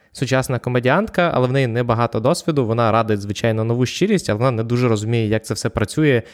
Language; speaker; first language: Ukrainian; native; Ukrainian